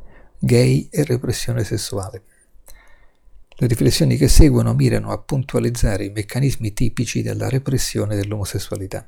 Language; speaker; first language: Italian; native; Italian